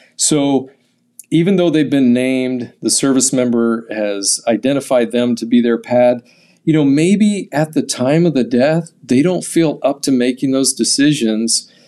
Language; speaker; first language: English; native; English